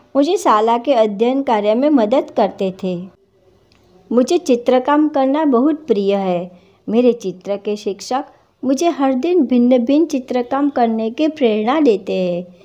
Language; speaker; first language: Hindi; non-native, local second language; Gujarati